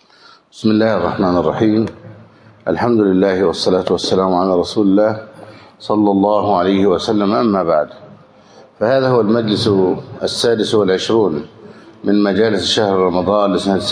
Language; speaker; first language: Arabic; native; Arabic